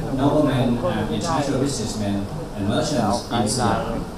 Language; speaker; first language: English; non-native, fluent; Thai